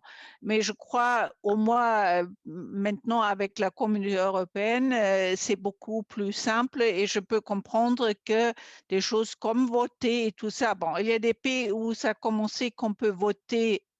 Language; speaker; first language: French; non-native, fluent; German